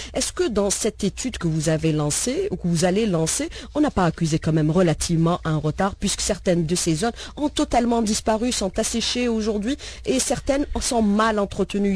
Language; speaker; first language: French; non-native, local second language; Arabic